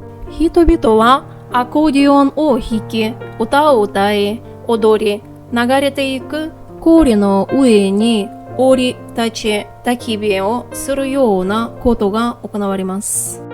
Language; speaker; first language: Japanese; non-native, fluent; Tatar